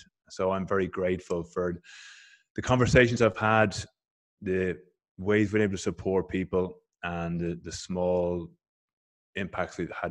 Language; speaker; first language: English; native; English